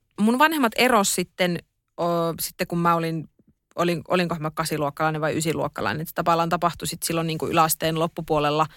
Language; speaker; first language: Finnish; native; Finnish